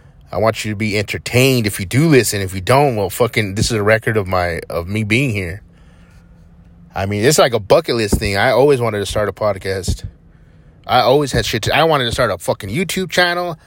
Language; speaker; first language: English; early bilingual, other home language; Spanish